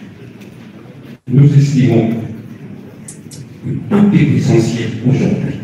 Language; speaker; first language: French; non-native, local second language; Lingala